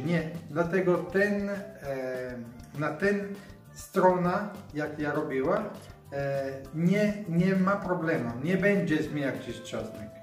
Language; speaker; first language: Polish; non-native, learner; Italian